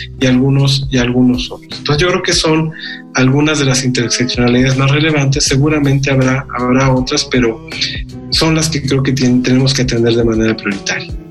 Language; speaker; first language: Spanish; native; Spanish